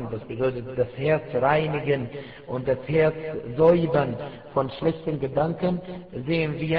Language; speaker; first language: German; non-native, fluent; Arabic